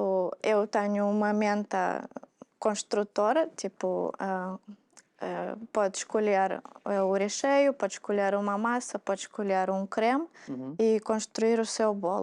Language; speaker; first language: Portuguese; non-native, fluent; Russian